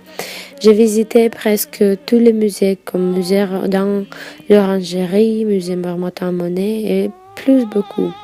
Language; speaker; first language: French; non-native, fluent; Russian